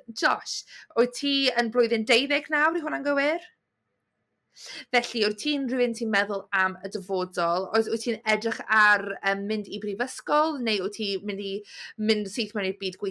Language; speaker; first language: Welsh; native; Welsh